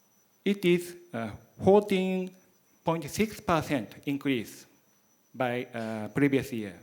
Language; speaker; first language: English; non-native, learner; Japanese